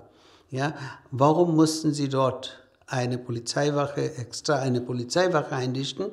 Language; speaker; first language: German; non-native, fluent; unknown